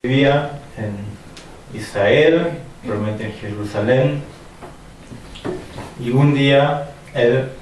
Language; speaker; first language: Spanish; non-native, fluent; German